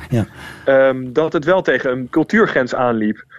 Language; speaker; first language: Dutch; native; Dutch